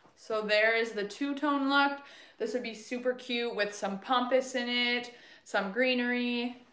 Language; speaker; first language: English; native; English